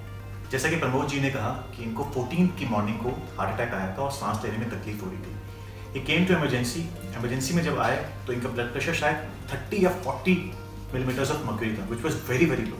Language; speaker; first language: Hindi; native; Hindi